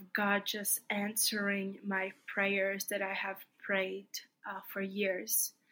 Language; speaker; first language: English; non-native, fluent; Latvian